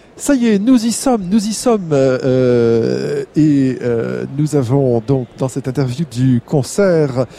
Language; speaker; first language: French; native; French